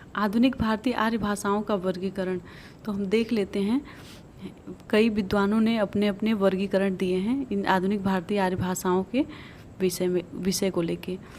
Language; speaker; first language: Hindi; native; Hindi